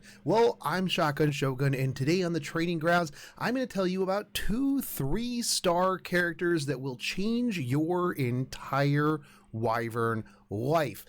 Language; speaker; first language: English; native; English